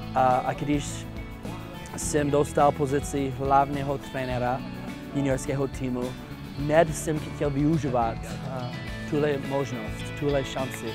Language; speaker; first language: Czech; non-native, fluent; English